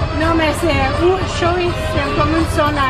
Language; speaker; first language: French; non-native, learner; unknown